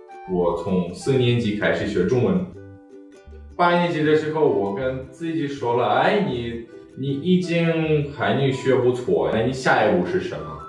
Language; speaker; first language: Chinese; non-native, fluent; Russian